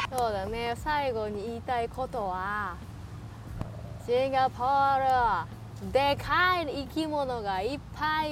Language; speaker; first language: Japanese; non-native, learner; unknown